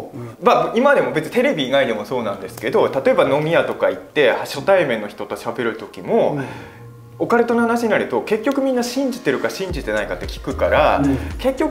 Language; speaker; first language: Japanese; native; Japanese